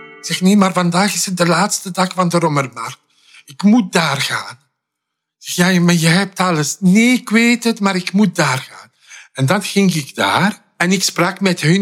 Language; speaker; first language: Dutch; non-native, fluent; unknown